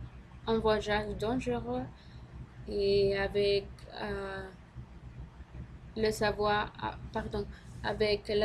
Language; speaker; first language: French; non-native, learner; Spanish